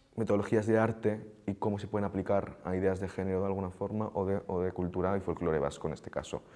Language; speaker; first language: Spanish; native; Spanish